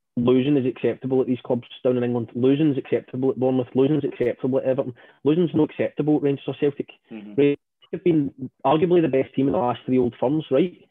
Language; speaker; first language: English; native; English